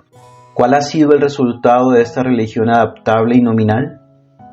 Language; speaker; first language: Spanish; native; Spanish